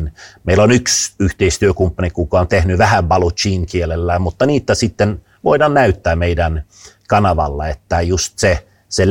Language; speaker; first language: Finnish; non-native, fluent; Swedish